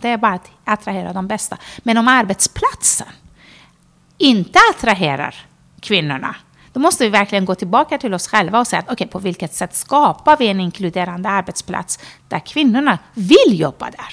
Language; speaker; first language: Swedish; non-native, fluent; Persian